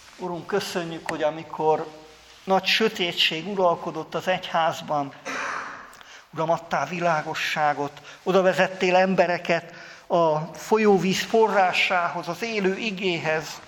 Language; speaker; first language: Hungarian; native; Hungarian